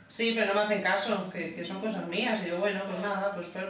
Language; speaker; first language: Spanish; native; Spanish